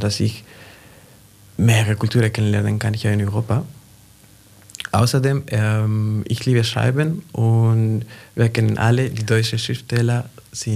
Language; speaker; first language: German; non-native, fluent; Spanish